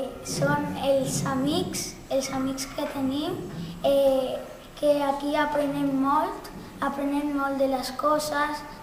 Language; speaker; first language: Catalan; early bilingual, other home language; Spanish